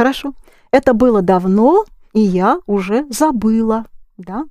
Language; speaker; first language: Russian; non-native, fluent; English